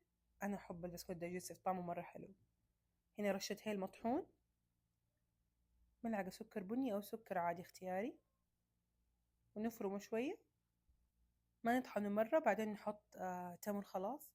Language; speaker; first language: Arabic; native; Arabic